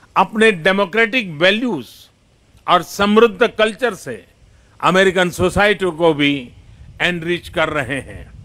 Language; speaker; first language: Hindi; non-native, local second language; Gujarati